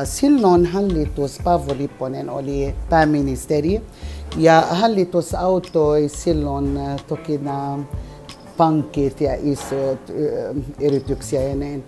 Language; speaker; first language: Finnish; non-native, fluent; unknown